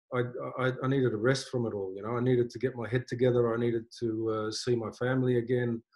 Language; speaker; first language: English; native; English